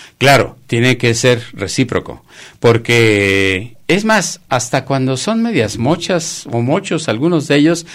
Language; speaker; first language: Spanish; native; Spanish